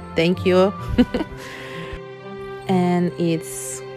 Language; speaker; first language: English; non-native, learner; Ukrainian